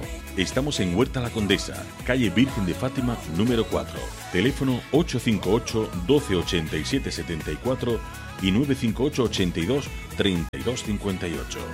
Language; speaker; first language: Spanish; native; Spanish